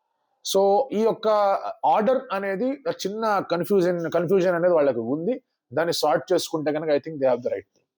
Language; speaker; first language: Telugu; native; Telugu